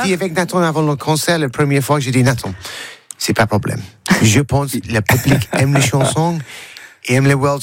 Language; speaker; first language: French; non-native, learner; English